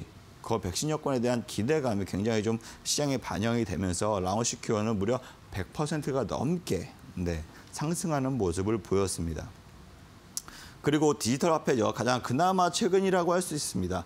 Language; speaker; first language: Korean; native; Korean